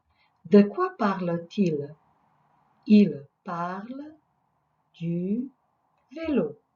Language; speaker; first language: French; non-native, fluent; Croatian